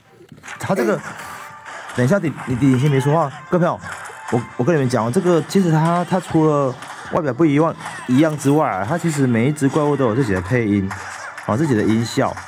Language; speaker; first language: Chinese; native; Chinese